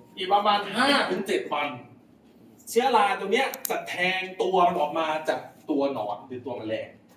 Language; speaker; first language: Thai; non-native, local second language; Lao